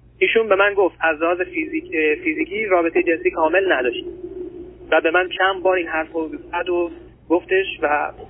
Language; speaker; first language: Persian; early bilingual, other home language; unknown